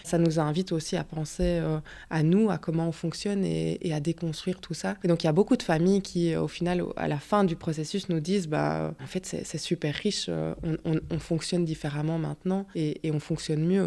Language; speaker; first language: French; native; French